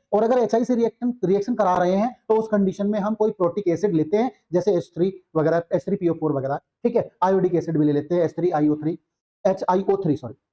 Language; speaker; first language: Hindi; native; Hindi